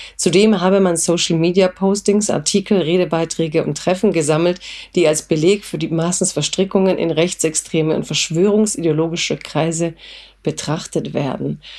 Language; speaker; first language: German; early bilingual, other home language; Croatian